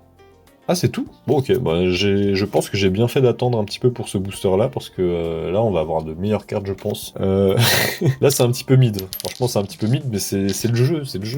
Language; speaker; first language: French; native; French